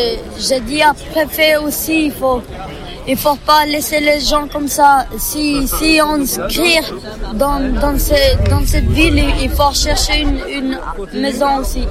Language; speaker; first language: French; non-native, learner; Albanian